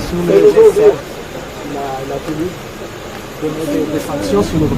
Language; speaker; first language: French; non-native, fluent; Portuguese